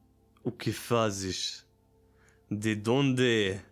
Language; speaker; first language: Portuguese; non-native, learner; German